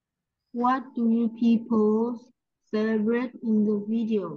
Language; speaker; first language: English; non-native, learner; Vietnamese